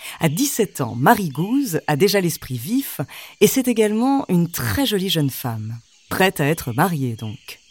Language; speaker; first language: French; native; French